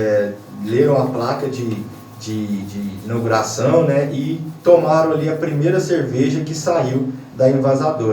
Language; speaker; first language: Portuguese; native; Portuguese